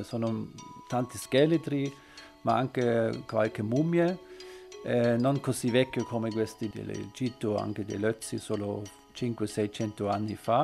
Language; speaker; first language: Italian; non-native, learner; German